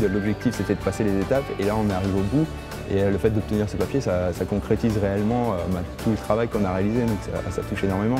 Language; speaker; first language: French; native; French